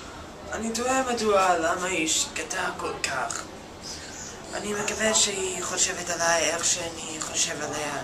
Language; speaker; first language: Hebrew; non-native, learner; English